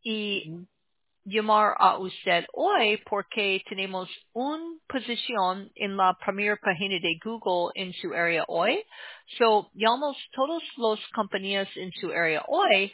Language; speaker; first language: Spanish; non-native, learner; English